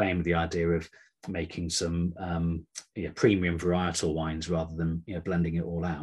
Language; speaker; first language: English; native; English